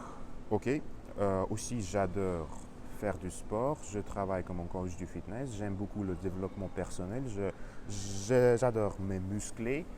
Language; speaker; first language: French; non-native, learner; Russian